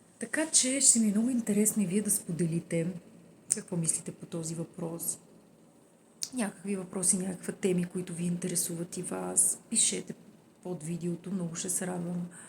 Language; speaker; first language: Bulgarian; native; Bulgarian